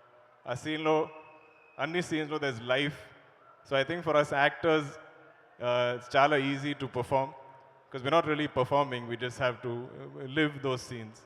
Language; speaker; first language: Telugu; non-native, learner; Malayalam